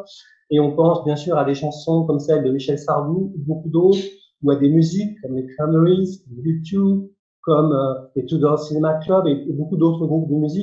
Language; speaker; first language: French; native; French